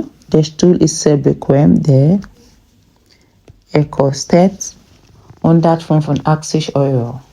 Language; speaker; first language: German; non-native, fluent; English